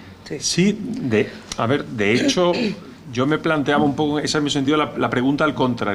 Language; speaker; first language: Spanish; native; Spanish